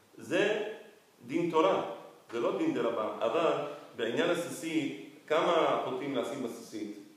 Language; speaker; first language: Hebrew; non-native, fluent; Spanish